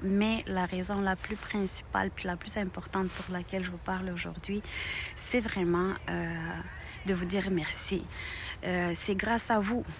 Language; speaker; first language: French; non-native, fluent; Romanian